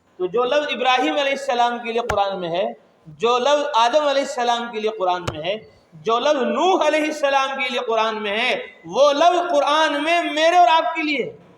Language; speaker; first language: Urdu; native; Urdu